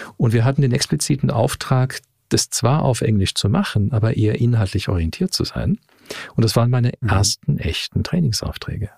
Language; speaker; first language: German; early bilingual, heritage; German